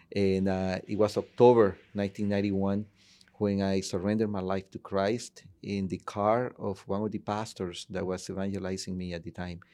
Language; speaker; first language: English; non-native, fluent; Spanish